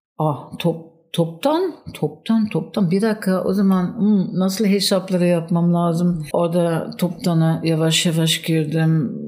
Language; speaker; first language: Turkish; non-native, fluent; German